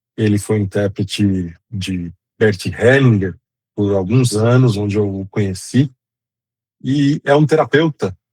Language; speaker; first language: Portuguese; native; Portuguese